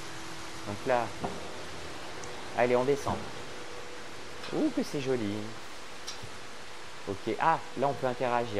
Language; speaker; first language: French; native; French